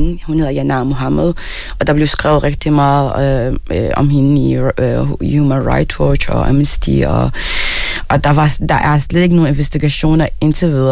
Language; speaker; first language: Danish; non-native, fluent; Arabic